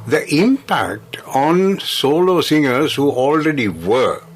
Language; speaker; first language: English; non-native, local second language; Sinhala